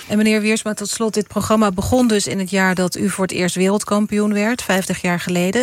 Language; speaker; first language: Dutch; native; Dutch